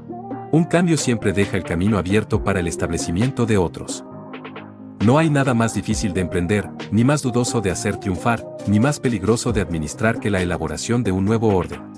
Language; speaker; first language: Spanish; native; Spanish